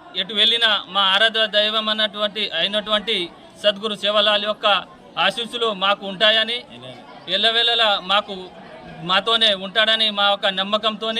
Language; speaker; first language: Telugu; non-native, local second language; Lambadi